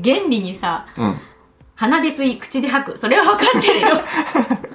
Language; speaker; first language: Japanese; native; Japanese